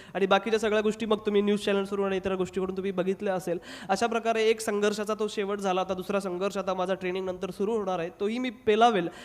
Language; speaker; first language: Marathi; non-native, local second language; Hindi